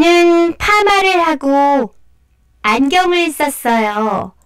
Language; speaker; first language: Korean; non-native, learner; Indonesian